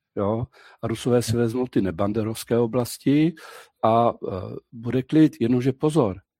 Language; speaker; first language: Czech; native; Czech